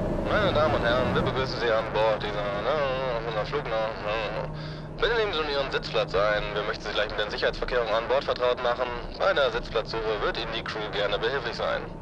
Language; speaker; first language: German; native; German